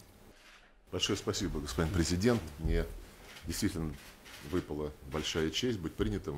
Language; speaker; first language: Russian; native; Russian